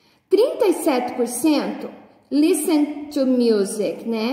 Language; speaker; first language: English; non-native, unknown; Portuguese